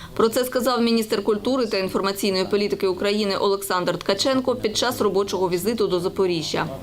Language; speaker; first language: Ukrainian; native; Ukrainian